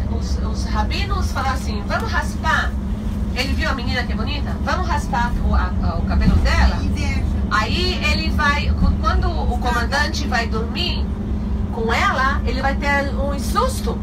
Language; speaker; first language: Portuguese; non-native, fluent; Hebrew